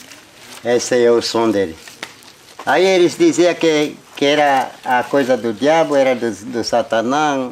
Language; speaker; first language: Portuguese; non-native, local second language; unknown